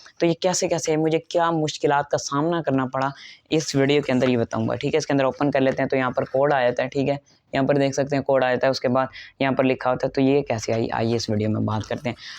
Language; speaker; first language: Urdu; native; Urdu